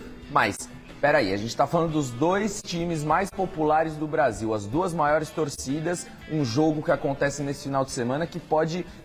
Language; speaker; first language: Portuguese; native; Portuguese